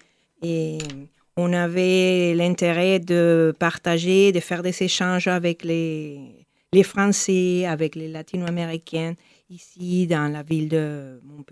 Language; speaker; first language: French; non-native, fluent; Spanish